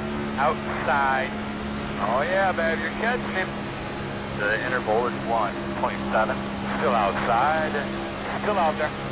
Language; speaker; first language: English; native; English